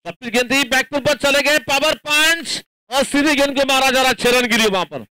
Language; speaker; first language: Hindi; non-native, local second language; Marathi